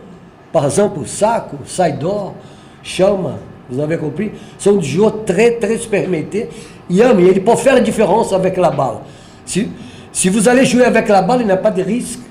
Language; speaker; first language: French; non-native, fluent; Portuguese